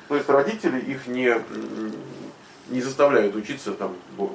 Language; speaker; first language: Russian; native; Russian